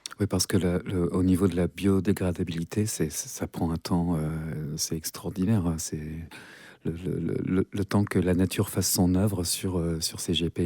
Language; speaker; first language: French; native; French